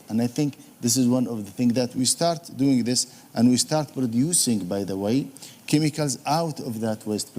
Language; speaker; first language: English; non-native, fluent; Arabic